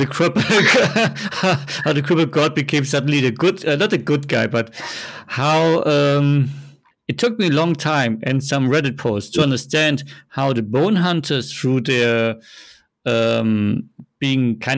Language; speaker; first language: English; non-native, fluent; German